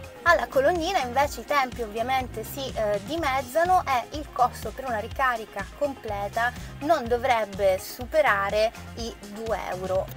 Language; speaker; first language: Italian; native; Italian